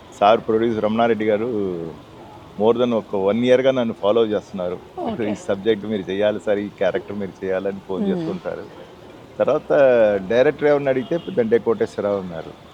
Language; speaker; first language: Telugu; native; Telugu